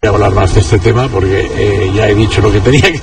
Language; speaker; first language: Spanish; non-native, local second language; Catalan